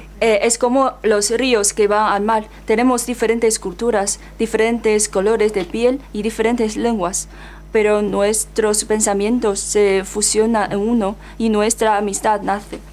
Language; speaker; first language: Spanish; non-native, fluent; Chinese